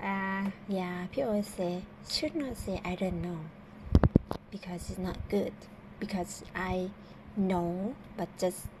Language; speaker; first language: English; non-native, learner; Thai